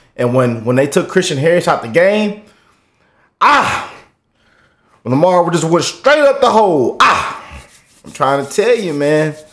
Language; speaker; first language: English; native; English